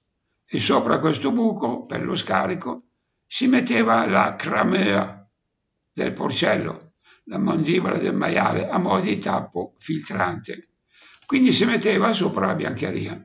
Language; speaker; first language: Italian; native; Italian